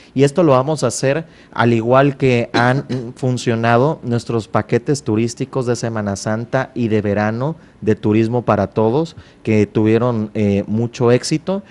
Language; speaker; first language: Spanish; native; Spanish